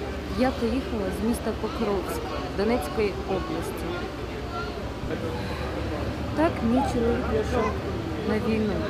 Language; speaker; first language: Ukrainian; non-native, local second language; Russian